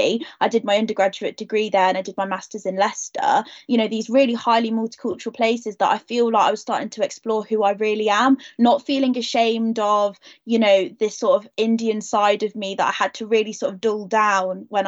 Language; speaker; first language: English; native; English